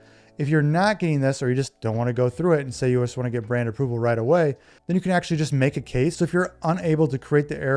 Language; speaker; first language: English; native; English